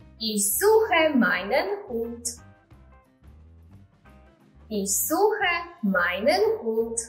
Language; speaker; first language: German; non-native, fluent; Polish